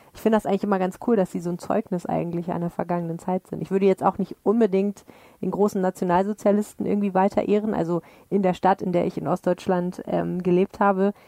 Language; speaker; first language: German; native; German